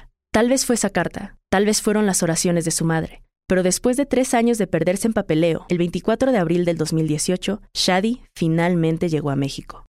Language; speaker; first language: Spanish; native; Spanish